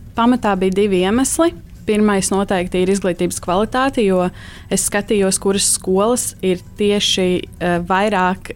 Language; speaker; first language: Latvian; native; Latvian